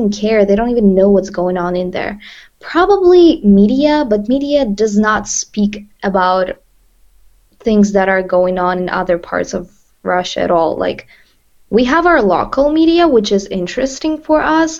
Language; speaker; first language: English; non-native, fluent; Russian